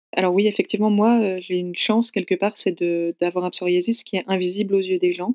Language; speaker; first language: French; native; French